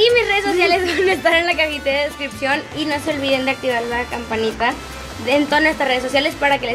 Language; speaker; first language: Spanish; native; Spanish